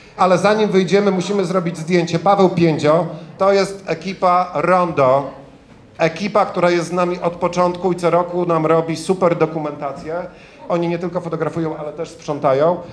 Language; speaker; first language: Polish; native; Polish